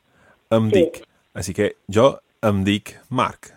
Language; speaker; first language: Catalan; non-native, learner; English